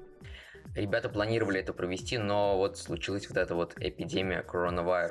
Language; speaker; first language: Russian; native; Russian